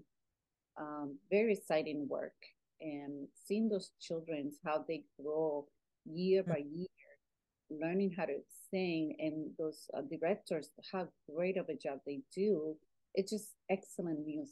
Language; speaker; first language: English; non-native, fluent; Spanish